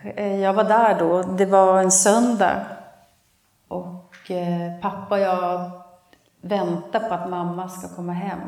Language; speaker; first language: Swedish; native; Swedish